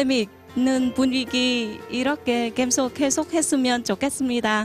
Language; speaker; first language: Korean; non-native, learner; Vietnamese